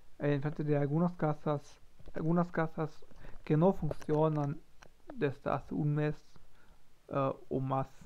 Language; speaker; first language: Spanish; non-native, learner; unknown